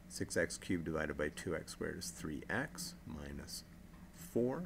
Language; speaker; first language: English; native; English